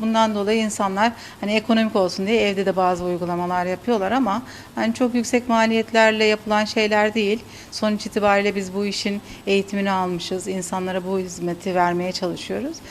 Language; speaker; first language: Turkish; native; Turkish